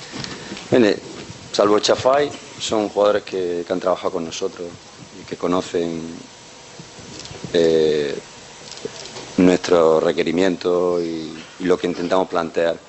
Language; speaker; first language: Spanish; native; Spanish